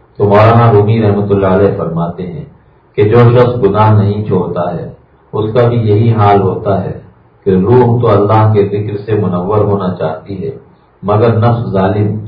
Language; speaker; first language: Urdu; native; Urdu